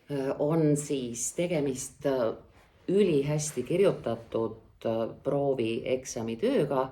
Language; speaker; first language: Estonian; native; Estonian